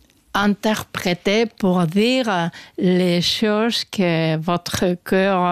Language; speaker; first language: French; non-native, fluent; Spanish